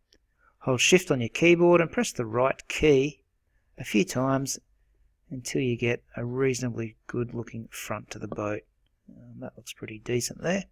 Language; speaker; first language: English; native; English